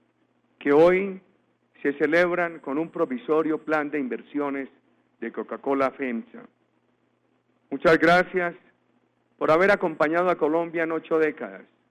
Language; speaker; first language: Spanish; native; Spanish